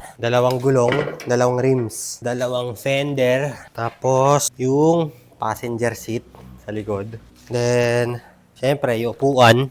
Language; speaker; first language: Filipino; non-native, local second language; Iloko